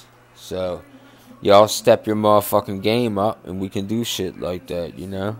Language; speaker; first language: English; native; English